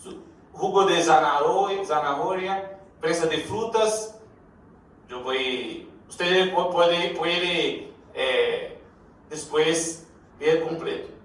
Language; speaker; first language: Spanish; non-native, learner; Portuguese